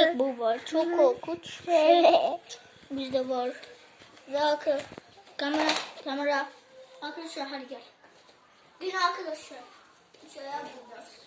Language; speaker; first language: Turkish; early bilingual, heritage; Turkish